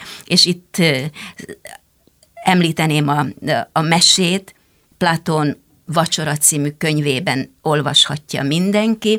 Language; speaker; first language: Hungarian; native; Hungarian